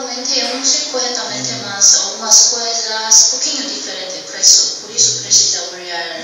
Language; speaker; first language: Portuguese; non-native, learner; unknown